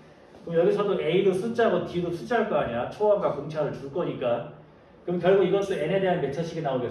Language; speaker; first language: Korean; native; Korean